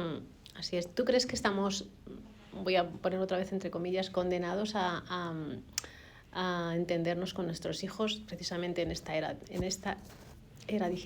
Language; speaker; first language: Spanish; native; Spanish